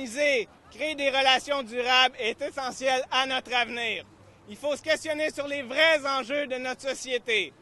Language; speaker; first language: French; native; French